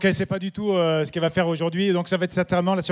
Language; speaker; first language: French; native; French